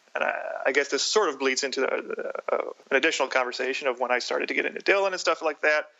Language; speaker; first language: English; native; English